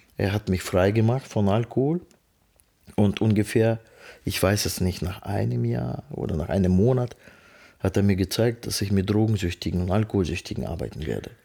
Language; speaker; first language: German; non-native, fluent; Russian